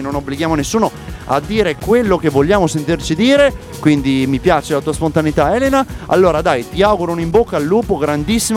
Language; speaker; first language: Italian; native; Italian